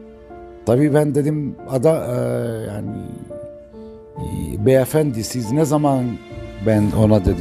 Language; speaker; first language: Turkish; non-native, fluent; Arabic